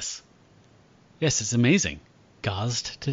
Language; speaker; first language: English; native; English